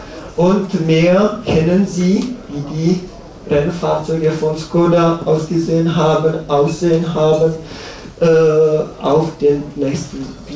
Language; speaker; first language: German; non-native, learner; Czech